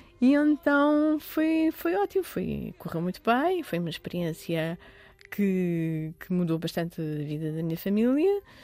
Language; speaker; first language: Portuguese; early bilingual, other home language; Arabic